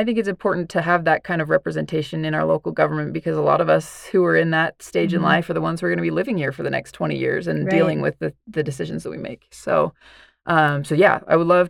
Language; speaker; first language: English; native; English